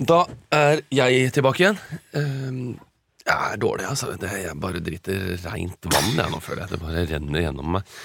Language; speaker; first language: Norwegian; native; Norwegian